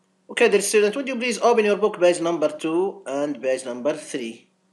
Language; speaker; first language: English; non-native, fluent; Arabic